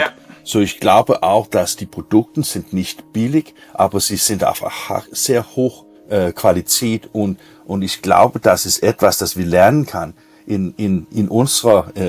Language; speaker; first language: German; non-native, learner; Danish